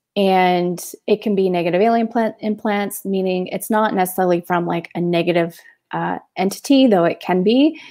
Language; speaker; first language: English; native; English